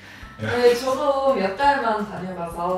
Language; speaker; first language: Korean; non-native, fluent; Swedish